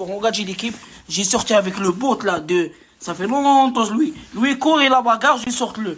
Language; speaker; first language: French; non-native, learner; Arabic